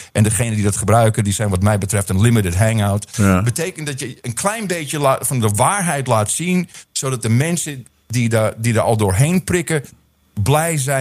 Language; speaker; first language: Dutch; early bilingual, heritage; Dutch